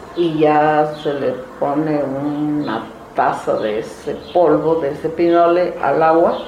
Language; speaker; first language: Spanish; native; Spanish